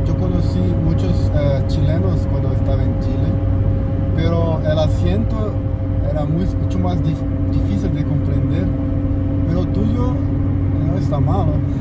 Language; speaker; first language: Spanish; non-native, fluent; Portuguese